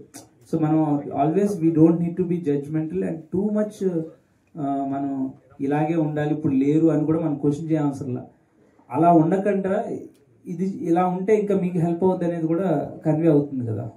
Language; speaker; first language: Telugu; native; Telugu